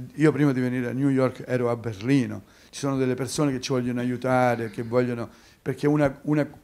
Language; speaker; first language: Italian; native; Italian